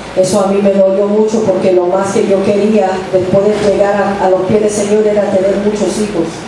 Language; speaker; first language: Spanish; early bilingual, heritage; English